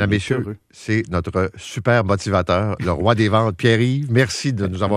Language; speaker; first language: French; native; French